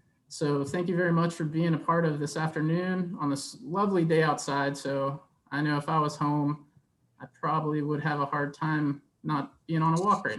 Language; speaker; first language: English; native; English